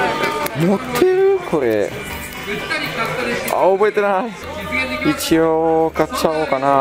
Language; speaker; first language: Japanese; non-native, fluent; Italian